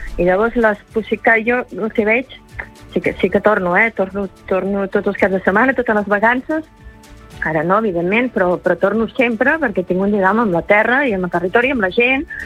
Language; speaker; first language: Catalan; native; Catalan